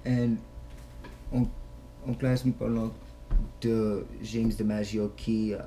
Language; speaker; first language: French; non-native, learner; English